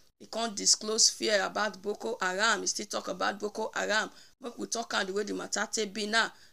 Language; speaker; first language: Nigerian Pidgin; native; Nigerian Pidgin